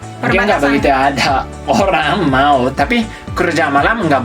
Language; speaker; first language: Indonesian; non-native, fluent; Japanese